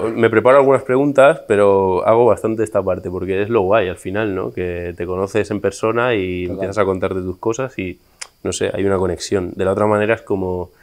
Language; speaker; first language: Spanish; native; Spanish